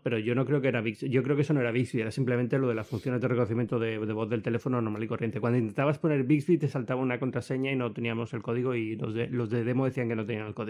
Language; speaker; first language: Spanish; native; Spanish